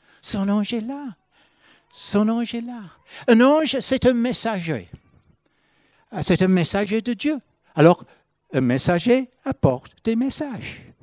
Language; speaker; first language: French; non-native, fluent; English